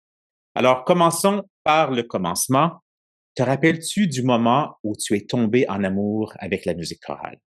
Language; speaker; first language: French; native; French